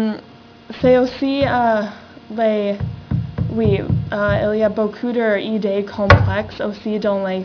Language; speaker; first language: French; non-native, learner; English